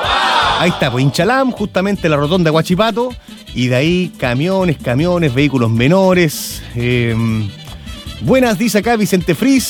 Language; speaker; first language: Spanish; native; Spanish